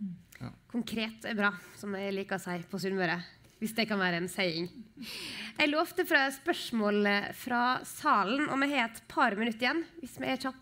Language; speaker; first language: Norwegian; native; Norwegian